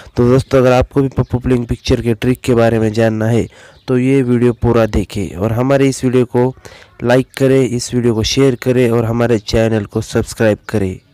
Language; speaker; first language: Hindi; non-native, local second language; Marathi